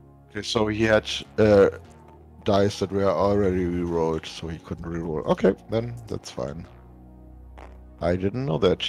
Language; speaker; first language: English; non-native, fluent; German